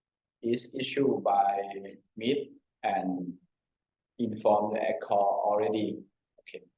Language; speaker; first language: English; non-native, learner; Thai